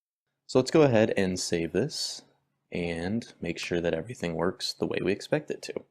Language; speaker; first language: English; native; English